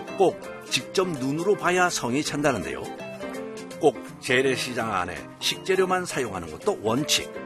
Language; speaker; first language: Korean; native; Korean